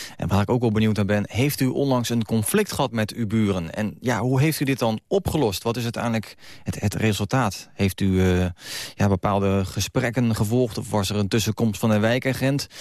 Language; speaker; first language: Dutch; native; Dutch